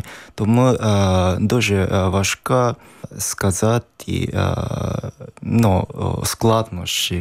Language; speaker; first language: Ukrainian; non-native, learner; Japanese